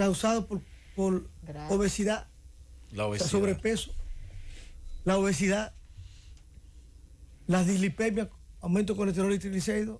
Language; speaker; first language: Spanish; native; Spanish